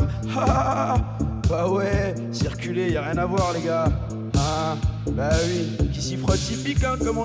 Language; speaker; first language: French; non-native, local second language; Arabic